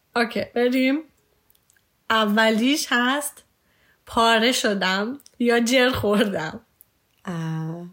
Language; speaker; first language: Persian; early bilingual, heritage; Persian